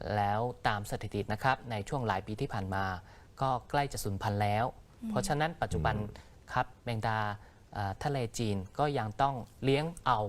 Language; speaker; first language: Thai; non-native, fluent; Chinese